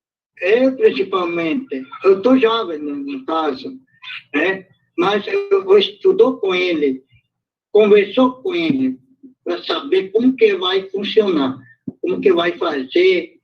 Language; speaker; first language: Portuguese; non-native, local second language; Guarani